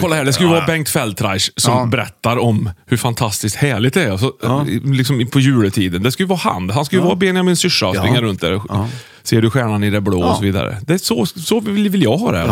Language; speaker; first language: Swedish; native; Swedish